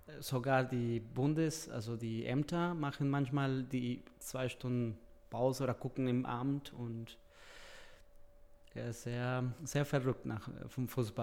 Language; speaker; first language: German; non-native, fluent; Spanish